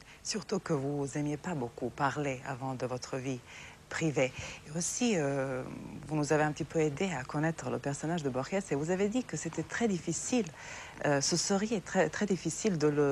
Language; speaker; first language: French; non-native, fluent; Serbian